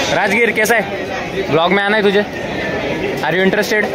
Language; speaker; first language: Hindi; non-native, local second language; Marathi